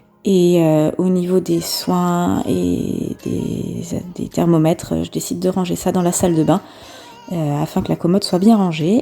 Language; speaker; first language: French; native; French